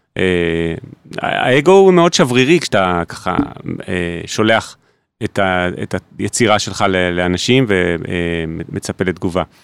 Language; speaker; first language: Hebrew; native; Hebrew